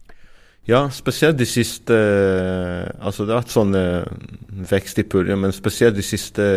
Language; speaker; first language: Norwegian; non-native, fluent; Arabic